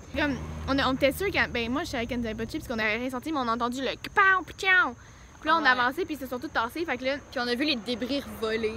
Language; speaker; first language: French; native; French